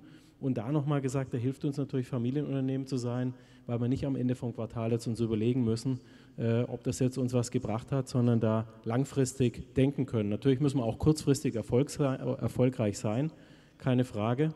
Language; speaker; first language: German; native; German